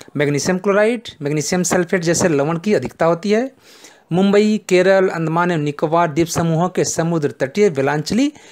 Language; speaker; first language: Hindi; native; Hindi